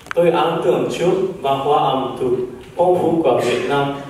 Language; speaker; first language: Vietnamese; non-native, learner; Japanese